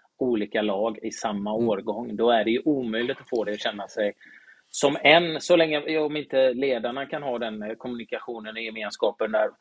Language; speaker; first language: Swedish; native; Swedish